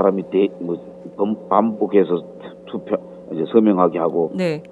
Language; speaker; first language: Korean; native; Korean